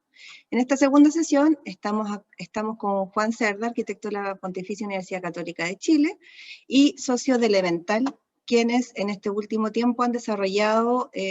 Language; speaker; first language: Spanish; native; Spanish